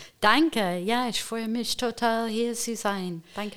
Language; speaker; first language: German; non-native, fluent; English